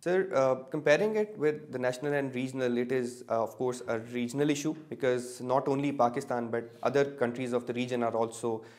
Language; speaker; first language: English; non-native, local second language; Punjabi